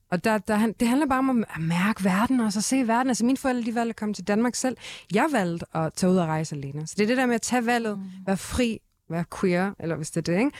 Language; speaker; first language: Danish; early bilingual, other home language; Kurdish